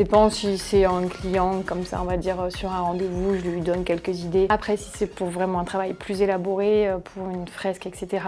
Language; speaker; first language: French; native; French